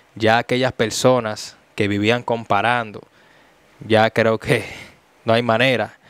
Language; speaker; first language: Spanish; native; Spanish